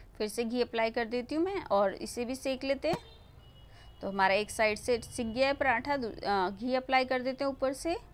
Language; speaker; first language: Hindi; native; Hindi